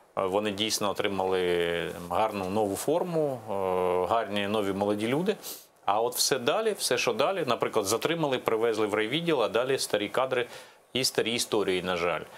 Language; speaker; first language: Ukrainian; native; Ukrainian